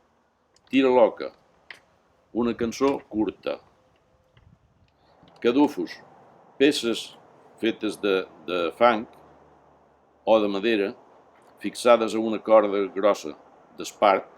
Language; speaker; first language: Catalan; native; Catalan